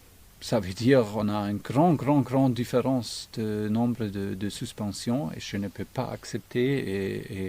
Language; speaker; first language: French; non-native, fluent; German